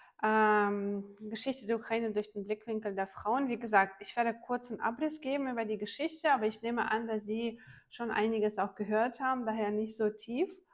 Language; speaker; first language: German; non-native, fluent; Ukrainian